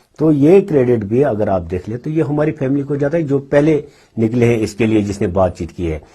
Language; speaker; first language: Urdu; non-native, local second language; Kashmiri